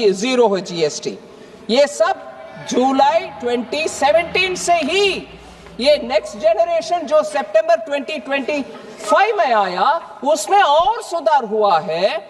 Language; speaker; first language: Hindi; non-native, local second language; Tamil